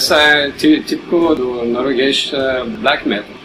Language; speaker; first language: Portuguese; non-native, learner; Norwegian